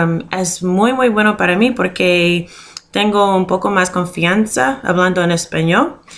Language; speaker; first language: Spanish; non-native, learner; English